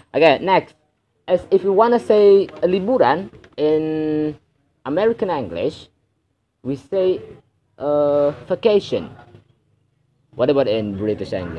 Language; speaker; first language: English; non-native, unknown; Indonesian